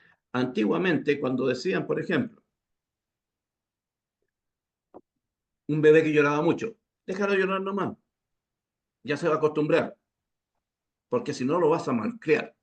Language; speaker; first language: Spanish; native; Spanish